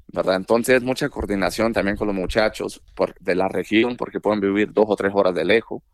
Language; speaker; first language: Spanish; early bilingual, heritage; Spanish